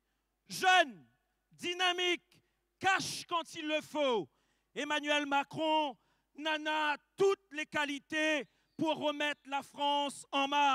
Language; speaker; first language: French; native; French